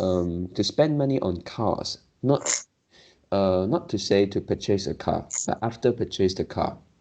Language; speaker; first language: English; non-native, learner; Chinese